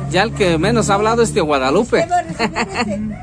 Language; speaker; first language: Spanish; native; Spanish